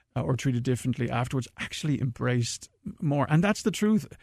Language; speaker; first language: English; native; English